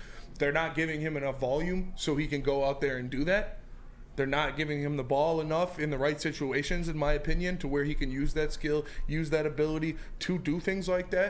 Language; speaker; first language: English; native; English